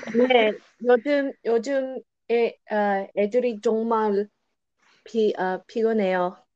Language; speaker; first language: Korean; non-native, learner; English